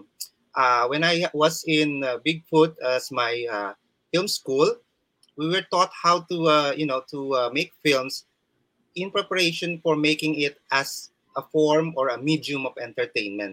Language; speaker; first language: English; non-native, local second language; Waray